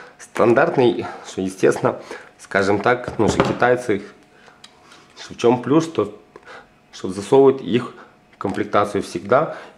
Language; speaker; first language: Russian; non-native, local second language; Ukrainian